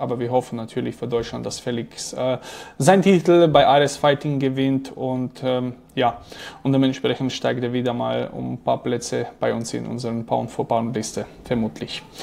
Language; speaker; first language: German; non-native, fluent; Slovak